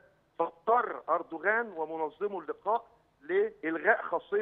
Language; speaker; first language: Arabic; native; Arabic